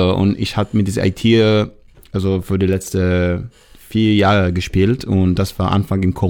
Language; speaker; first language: German; non-native, learner; Hebrew